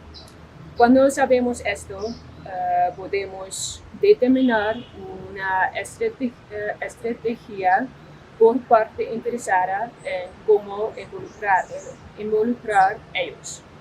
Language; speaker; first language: Spanish; non-native, fluent; Dutch